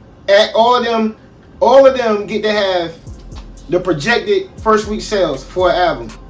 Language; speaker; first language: English; native; English